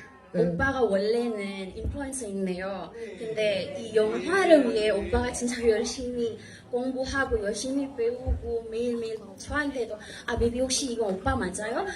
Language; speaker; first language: Korean; non-native, fluent; Indonesian